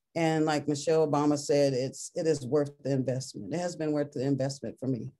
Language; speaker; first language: English; native; English